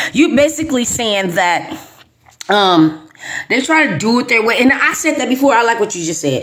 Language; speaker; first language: English; native; English